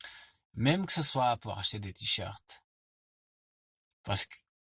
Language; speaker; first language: French; non-native, fluent; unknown